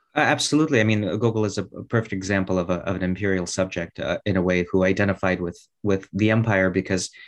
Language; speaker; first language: English; early bilingual, other home language; Russian